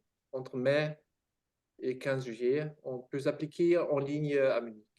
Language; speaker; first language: French; non-native, fluent; German